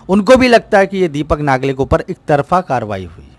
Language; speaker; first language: Hindi; native; Hindi